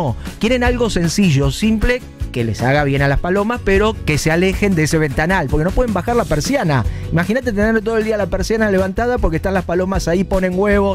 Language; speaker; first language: Spanish; native; Spanish